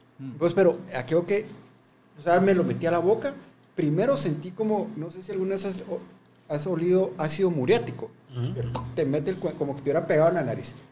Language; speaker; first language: Spanish; native; Spanish